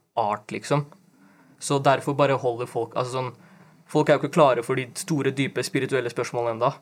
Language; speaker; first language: Norwegian; early bilingual, other home language; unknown